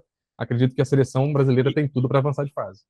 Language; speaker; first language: Portuguese; native; Portuguese